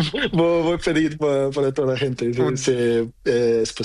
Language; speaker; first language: Spanish; non-native, learner; Portuguese